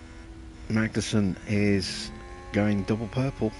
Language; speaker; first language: English; native; English